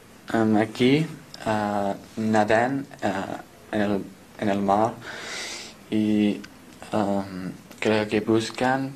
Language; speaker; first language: Spanish; non-native, learner; English